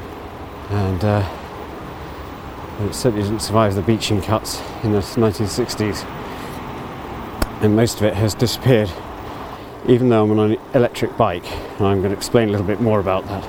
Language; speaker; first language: English; native; English